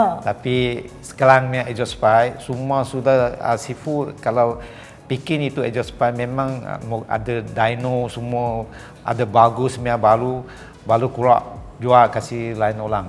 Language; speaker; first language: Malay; non-native, local second language; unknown